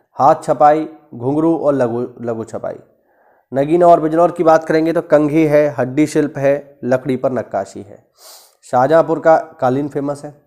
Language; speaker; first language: Hindi; native; Hindi